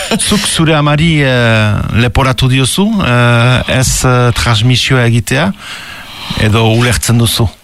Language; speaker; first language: Basque; native; Basque